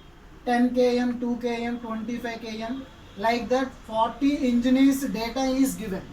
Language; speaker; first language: English; non-native, local second language; Telugu